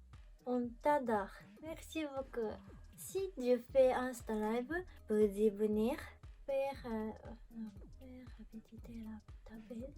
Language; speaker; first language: French; non-native, learner; Japanese